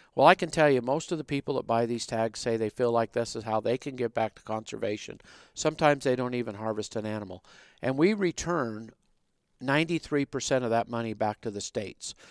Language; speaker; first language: English; native; English